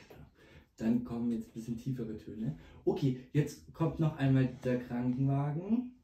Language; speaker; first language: German; native; German